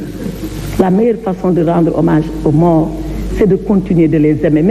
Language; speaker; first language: French; non-native, local second language; Fula